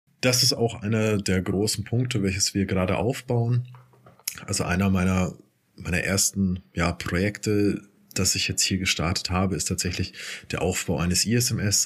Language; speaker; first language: German; native; German